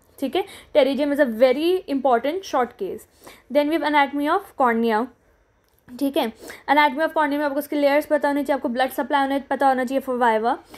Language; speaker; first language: Hindi; native; Hindi